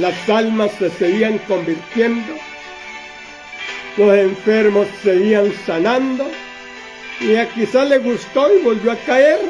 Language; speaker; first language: Spanish; native; Spanish